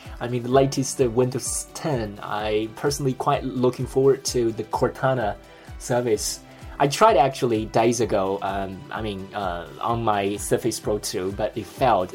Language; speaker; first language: English; non-native, fluent; Chinese